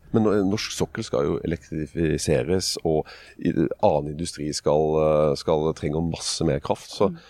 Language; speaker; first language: Norwegian; native; Norwegian